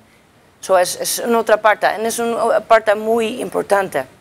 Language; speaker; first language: Spanish; non-native, learner; Dutch